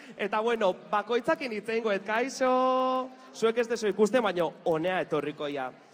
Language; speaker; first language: Basque; native; Basque